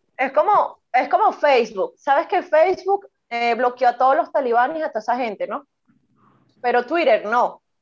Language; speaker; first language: Spanish; native; Spanish